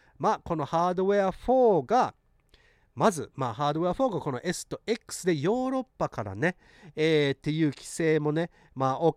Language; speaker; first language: Japanese; early bilingual, heritage; Japanese